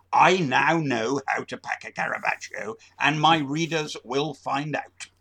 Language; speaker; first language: English; native; English